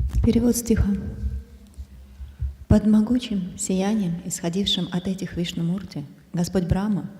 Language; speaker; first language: Russian; native; Russian